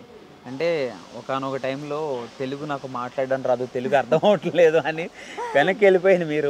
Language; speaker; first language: Telugu; native; Telugu